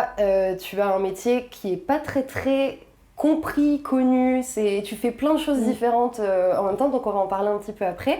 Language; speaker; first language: French; native; French